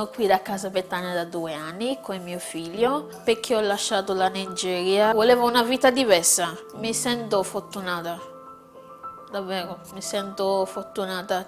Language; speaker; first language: Italian; non-native, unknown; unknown